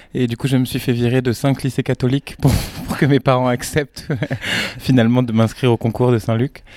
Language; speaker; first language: French; native; French